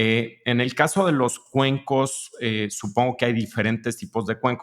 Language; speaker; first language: Spanish; native; Spanish